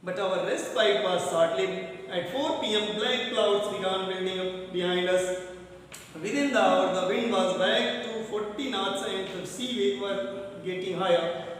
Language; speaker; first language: English; non-native, local second language; Hindi